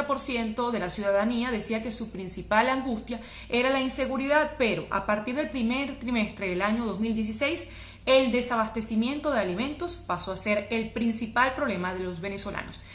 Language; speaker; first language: Spanish; native; Spanish